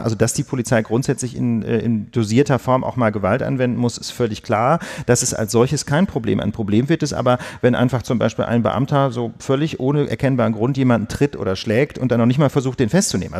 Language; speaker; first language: German; native; German